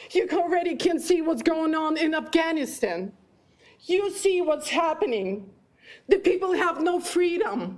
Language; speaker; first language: English; non-native, fluent; Ukrainian